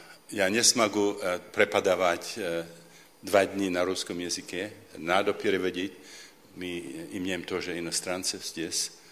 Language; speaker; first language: Russian; non-native, learner; Czech